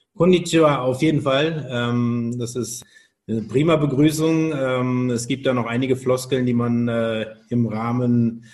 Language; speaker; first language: German; native; German